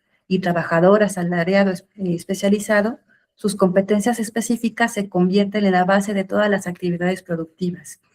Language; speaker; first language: Spanish; native; Spanish